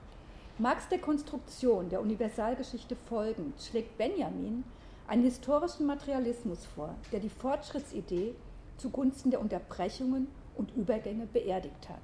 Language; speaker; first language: German; native; German